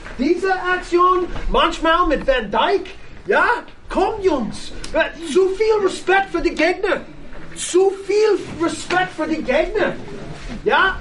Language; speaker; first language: German; non-native, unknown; English